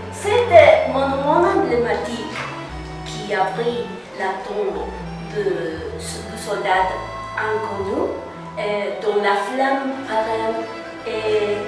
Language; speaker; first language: French; non-native, learner; Spanish